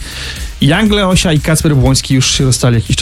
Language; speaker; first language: Polish; native; Polish